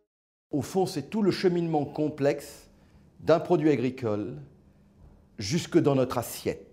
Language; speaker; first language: French; native; French